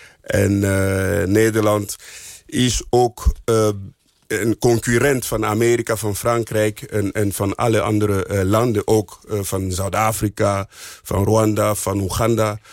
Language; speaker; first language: Dutch; non-native, fluent; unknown